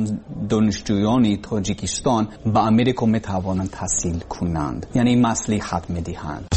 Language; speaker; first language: Persian; non-native, learner; English